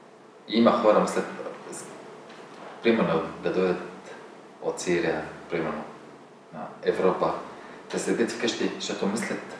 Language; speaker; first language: Bulgarian; non-native, learner; Arabic